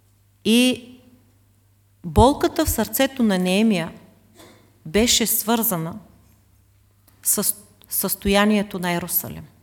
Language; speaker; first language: Bulgarian; native; Bulgarian